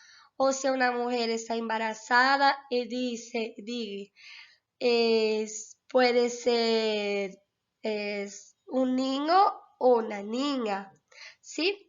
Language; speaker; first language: Spanish; non-native, fluent; Portuguese